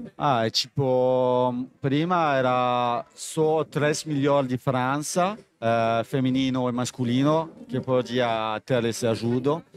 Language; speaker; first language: Portuguese; non-native, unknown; French